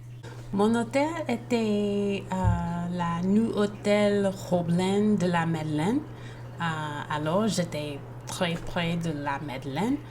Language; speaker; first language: French; non-native, learner; English